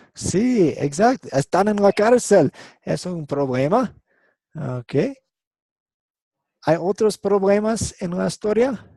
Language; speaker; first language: Spanish; non-native, fluent; English